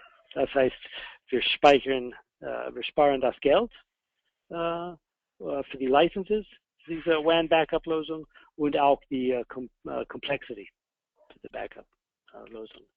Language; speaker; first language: German; non-native, fluent; English